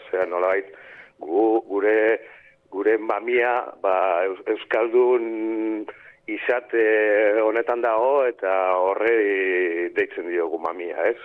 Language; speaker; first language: Basque; native; Basque